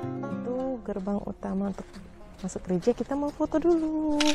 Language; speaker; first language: Indonesian; native; Indonesian